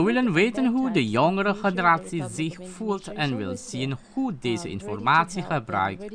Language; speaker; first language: Dutch; non-native, fluent; Indonesian